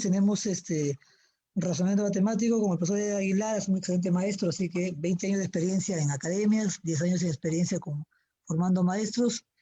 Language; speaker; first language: Spanish; native; Spanish